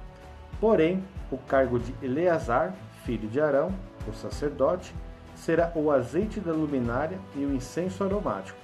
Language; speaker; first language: Portuguese; native; Portuguese